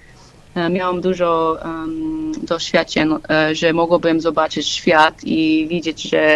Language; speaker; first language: Polish; non-native, learner; English